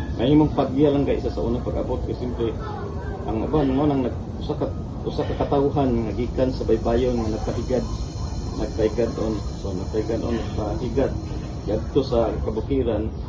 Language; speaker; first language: Cebuano; non-native, local second language; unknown